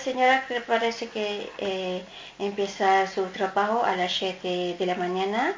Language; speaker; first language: Spanish; non-native, learner; Filipino